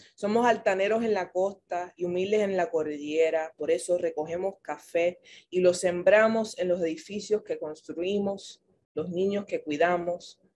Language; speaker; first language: Spanish; native; Spanish